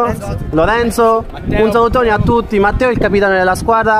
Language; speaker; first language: Italian; native; Italian